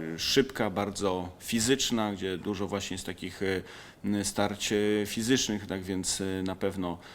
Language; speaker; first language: Polish; native; Polish